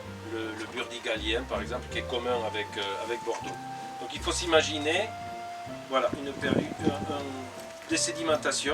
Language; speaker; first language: French; native; French